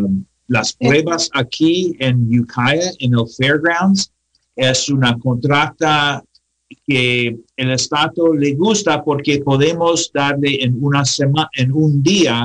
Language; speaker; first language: Spanish; non-native, learner; English